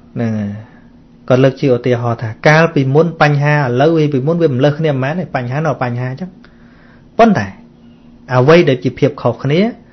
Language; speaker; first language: Khmer; native; Khmer